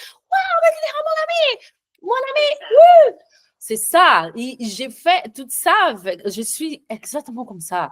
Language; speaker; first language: French; non-native, learner; Portuguese